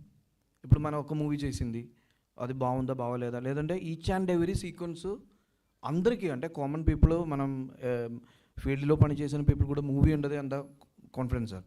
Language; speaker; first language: Telugu; non-native, learner; Malayalam